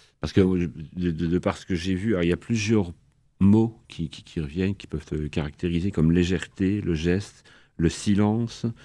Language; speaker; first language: French; native; French